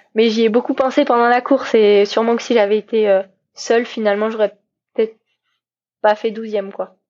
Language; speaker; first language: French; native; French